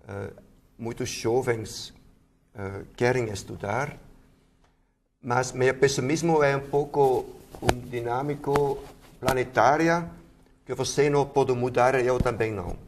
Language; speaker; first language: Portuguese; non-native, fluent; Dutch